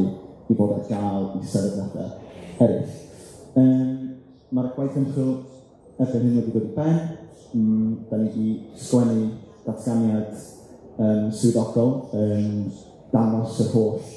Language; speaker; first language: Welsh; native; Welsh